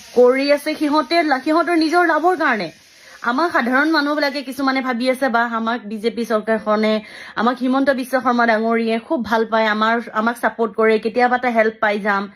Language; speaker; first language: Assamese; native; Assamese